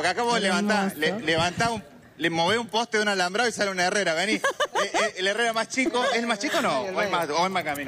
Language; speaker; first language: Spanish; native; Spanish